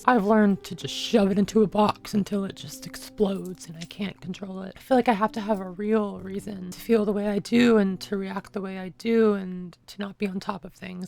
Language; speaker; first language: English; native; English